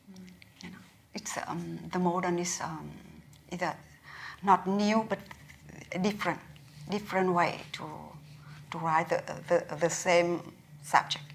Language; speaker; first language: English; non-native, learner; Vietnamese